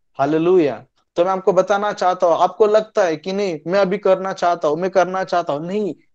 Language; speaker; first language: Hindi; non-native, local second language; Marathi